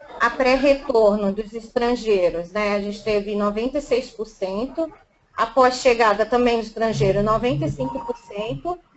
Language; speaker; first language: Portuguese; native; Portuguese